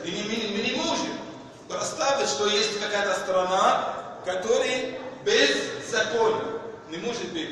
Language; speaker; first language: Russian; non-native, fluent; Arabic